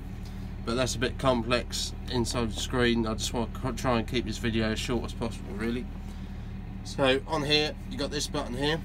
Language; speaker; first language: English; native; English